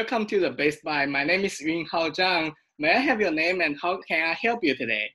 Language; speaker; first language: English; non-native, fluent; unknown